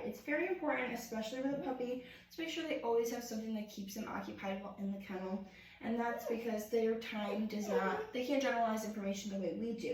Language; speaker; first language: English; native; English